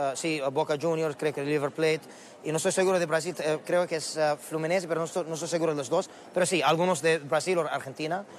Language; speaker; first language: Spanish; non-native, fluent; Arabic